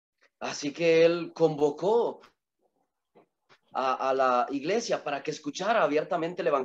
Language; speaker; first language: Spanish; native; Spanish